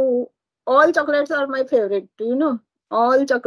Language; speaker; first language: English; non-native, learner; Marathi